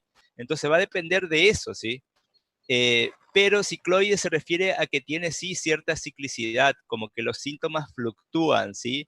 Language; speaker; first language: Spanish; native; Spanish